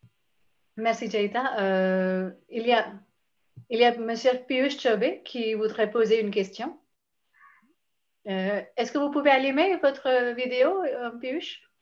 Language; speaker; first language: French; non-native, fluent; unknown